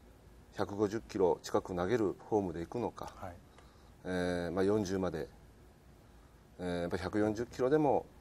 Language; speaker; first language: Japanese; native; Japanese